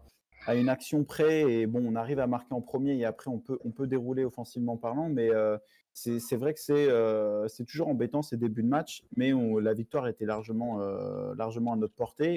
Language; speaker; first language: French; native; French